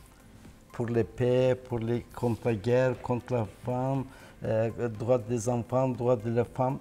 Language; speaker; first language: French; non-native, learner; Turkish